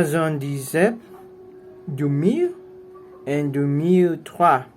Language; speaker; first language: French; non-native, learner; Spanish